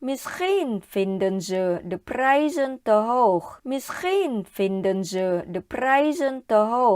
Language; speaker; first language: Dutch; non-native, learner; Thai